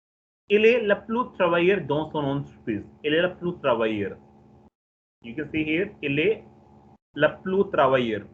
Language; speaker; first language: French; non-native, fluent; Hindi